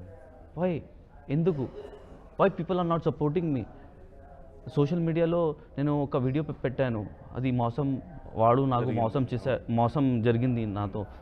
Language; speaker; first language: Telugu; non-native, local second language; Hindi